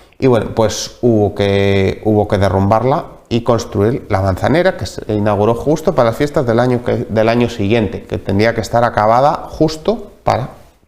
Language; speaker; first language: Spanish; native; Spanish